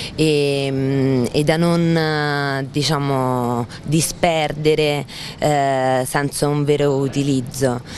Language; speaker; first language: Italian; native; Italian